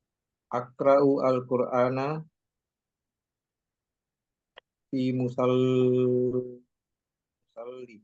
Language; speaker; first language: Arabic; non-native, learner; Indonesian